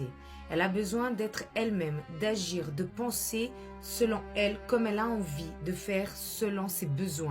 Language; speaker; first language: French; native; French